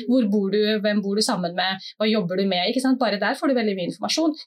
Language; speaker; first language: Norwegian; early bilingual, other home language; Somali